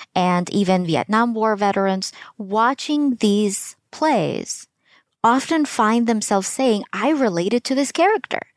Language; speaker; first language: English; early bilingual, other home language; Russian